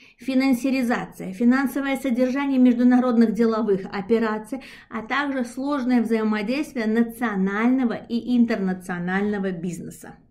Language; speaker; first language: Russian; non-native, local second language; Uzbek